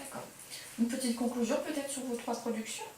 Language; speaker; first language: French; native; French